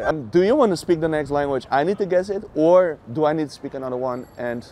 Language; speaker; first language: English; non-native, fluent; Dutch